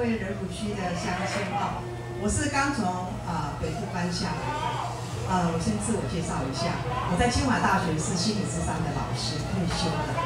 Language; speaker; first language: Chinese; non-native, local second language; Hakka Chinese